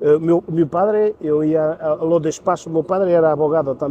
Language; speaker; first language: Spanish; non-native, learner; Portuguese